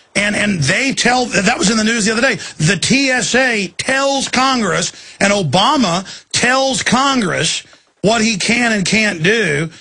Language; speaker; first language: English; native; English